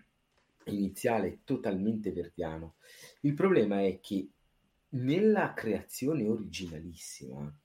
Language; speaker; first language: Italian; native; Italian